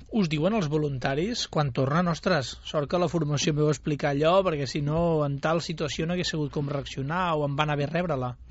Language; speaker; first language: Catalan; native; Catalan